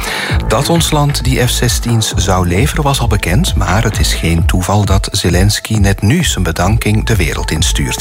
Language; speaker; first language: Dutch; native; Dutch